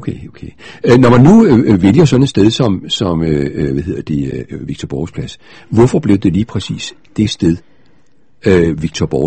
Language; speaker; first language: Danish; native; Danish